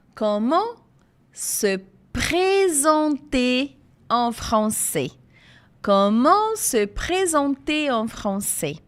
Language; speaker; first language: French; non-native, fluent; Portuguese